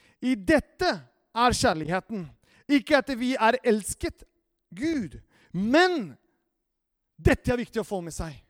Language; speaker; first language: Norwegian; non-native, fluent; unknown